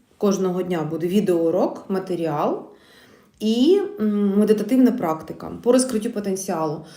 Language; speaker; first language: Ukrainian; non-native, local second language; Russian